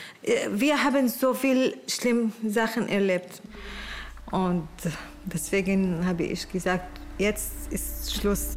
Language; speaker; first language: German; non-native, learner; Arabic